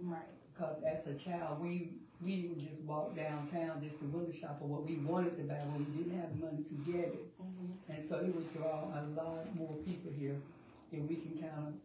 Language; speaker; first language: English; native; English